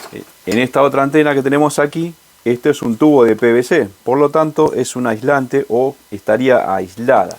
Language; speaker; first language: Spanish; native; Spanish